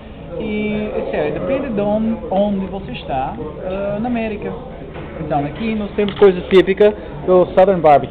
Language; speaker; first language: Portuguese; non-native, fluent; English